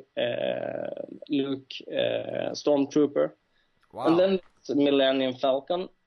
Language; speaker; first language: English; non-native, fluent; Swedish